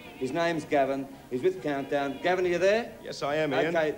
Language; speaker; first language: English; native; English